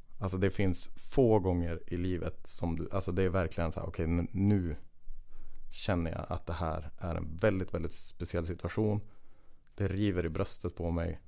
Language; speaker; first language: Swedish; native; Swedish